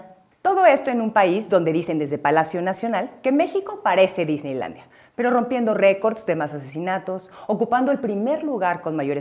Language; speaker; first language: Spanish; native; Spanish